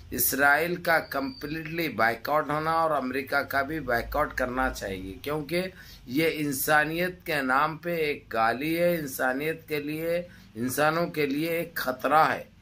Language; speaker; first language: Urdu; native; Urdu